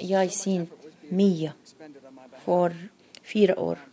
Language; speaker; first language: Norwegian; non-native, learner; Arabic